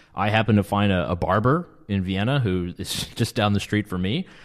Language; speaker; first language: English; native; English